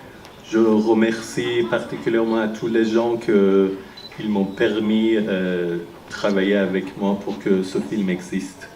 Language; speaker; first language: French; non-native, fluent; Persian